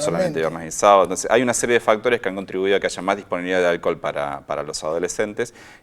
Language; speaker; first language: Spanish; native; Spanish